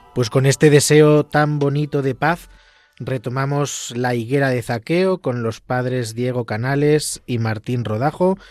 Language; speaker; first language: Spanish; native; Spanish